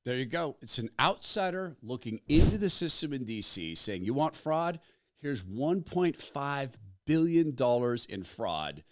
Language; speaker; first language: English; native; English